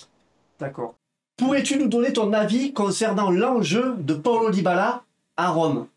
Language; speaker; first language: French; native; French